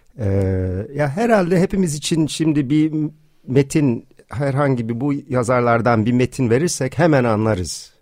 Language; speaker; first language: Turkish; non-native, fluent; English